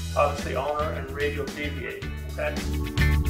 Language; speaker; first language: English; native; English